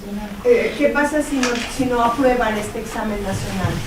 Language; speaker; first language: Spanish; native; Spanish